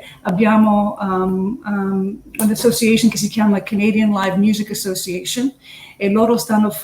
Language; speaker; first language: Italian; early bilingual, heritage; English